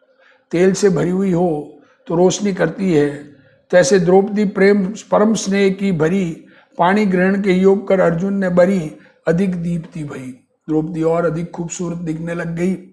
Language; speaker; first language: Hindi; native; Hindi